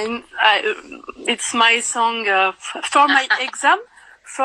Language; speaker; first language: English; non-native, learner; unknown